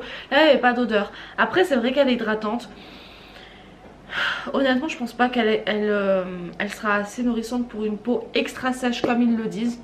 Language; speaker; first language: French; native; French